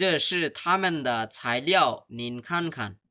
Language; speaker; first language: Chinese; non-native, fluent; Bangla